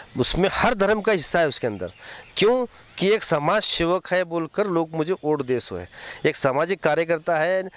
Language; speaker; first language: Hindi; non-native, local second language; Urdu